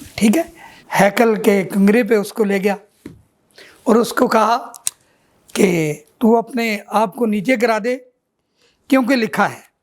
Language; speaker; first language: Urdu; non-native, local second language; Punjabi